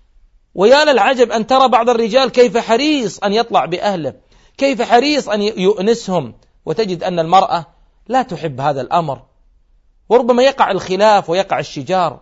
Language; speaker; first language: Arabic; native; Arabic